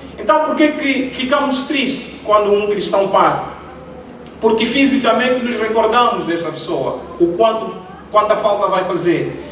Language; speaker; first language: Portuguese; native; Portuguese